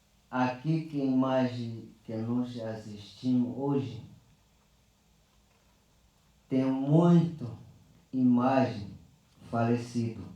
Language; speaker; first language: Portuguese; non-native, local second language; Yanomámi